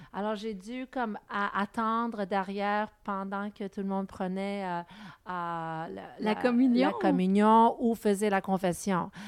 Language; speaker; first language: French; non-native, local second language; English